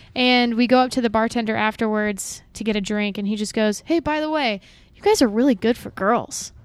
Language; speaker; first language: English; native; English